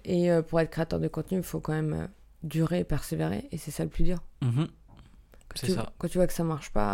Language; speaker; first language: French; native; French